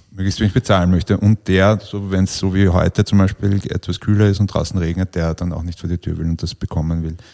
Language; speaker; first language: German; native; German